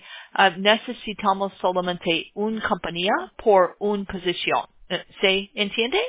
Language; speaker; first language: Spanish; non-native, learner; English